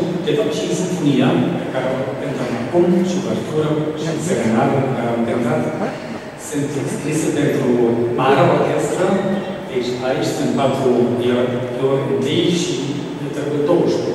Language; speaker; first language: Romanian; non-native, fluent; German